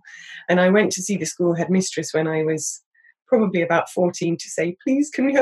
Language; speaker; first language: English; native; English